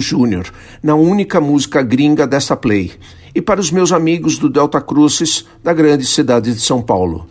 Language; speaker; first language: Portuguese; native; Portuguese